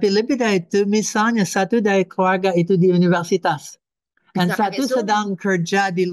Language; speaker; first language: Indonesian; non-native, fluent; English